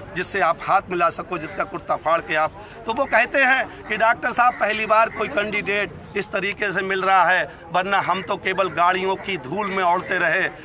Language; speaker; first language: Hindi; native; Hindi